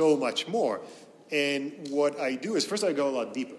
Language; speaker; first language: English; non-native, fluent; Hebrew